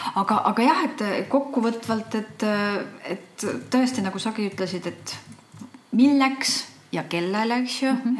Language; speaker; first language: Estonian; native; Estonian